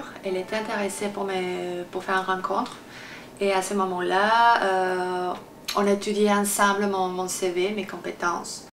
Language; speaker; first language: French; non-native, fluent; Spanish